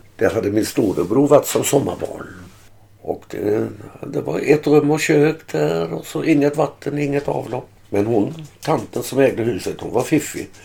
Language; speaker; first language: Swedish; early bilingual, other home language; German